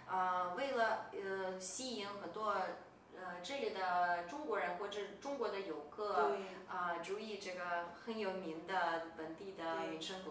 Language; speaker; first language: Chinese; non-native, fluent; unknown